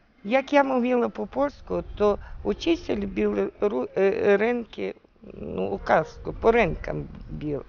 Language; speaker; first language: Ukrainian; early bilingual, heritage; Ukrainian